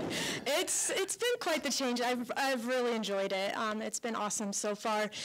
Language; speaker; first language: English; native; English